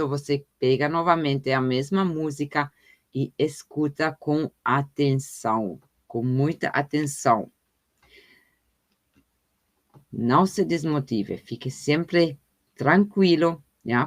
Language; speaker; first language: Portuguese; non-native, fluent; German